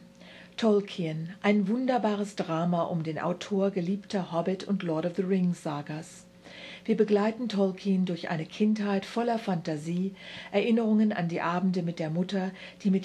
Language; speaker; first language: German; native; German